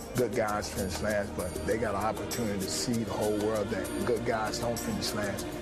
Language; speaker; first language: English; native; English